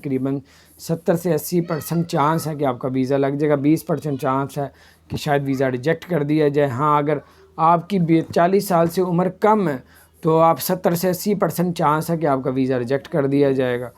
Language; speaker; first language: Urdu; non-native, local second language; Punjabi